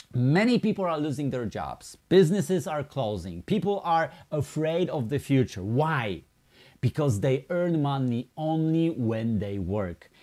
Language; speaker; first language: English; non-native, fluent; Polish